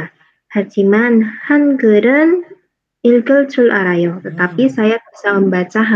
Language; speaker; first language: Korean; non-native, learner; Indonesian